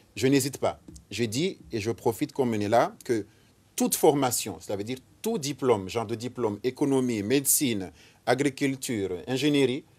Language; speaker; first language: French; non-native, local second language; Ngazidja Comorian